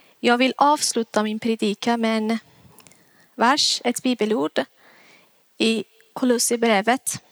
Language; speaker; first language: Swedish; non-native, fluent; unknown